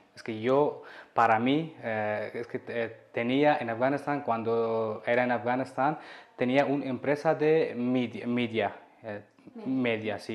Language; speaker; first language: Spanish; non-native, learner; Persian